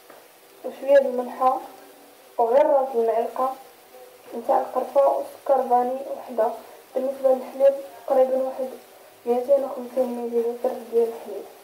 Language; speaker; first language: Arabic; native; Arabic